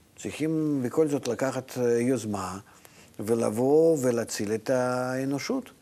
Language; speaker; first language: Hebrew; non-native, fluent; Russian